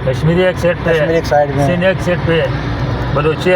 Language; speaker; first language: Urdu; non-native, local second language; Pashto